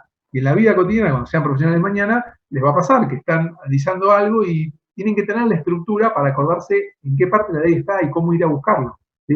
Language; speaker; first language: Spanish; native; Spanish